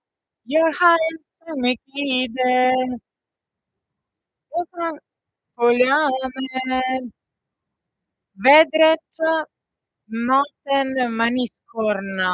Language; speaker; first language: Swedish; non-native, learner; Italian